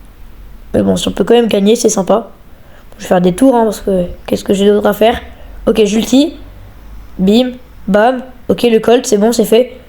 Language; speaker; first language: French; native; French